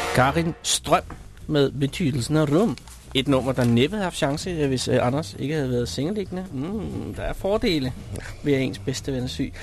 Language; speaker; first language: Danish; native; Danish